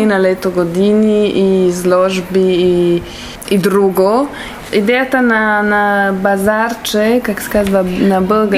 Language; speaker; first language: Bulgarian; non-native, learner; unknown